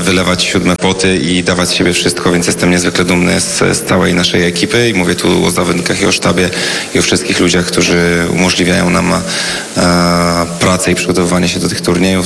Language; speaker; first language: Polish; native; Polish